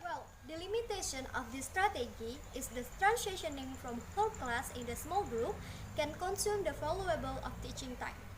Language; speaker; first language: English; non-native, learner; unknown